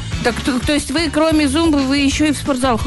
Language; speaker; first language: Russian; native; Russian